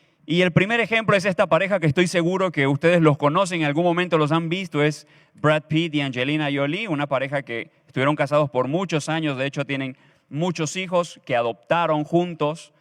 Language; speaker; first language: Spanish; native; Spanish